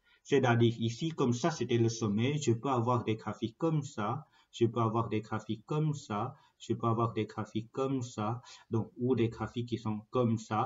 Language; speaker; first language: French; non-native, fluent; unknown